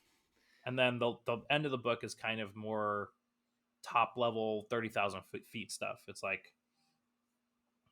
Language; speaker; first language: English; native; English